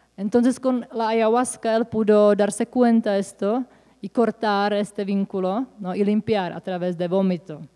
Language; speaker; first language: Spanish; non-native, fluent; Czech